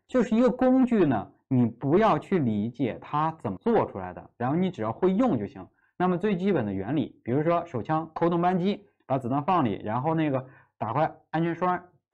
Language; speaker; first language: Chinese; native; Chinese